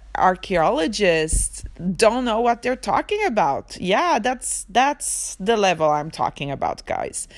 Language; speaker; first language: English; early bilingual, other home language; Swedish